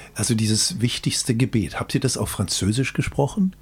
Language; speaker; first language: German; native; German